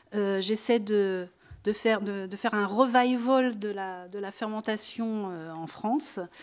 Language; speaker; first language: French; native; French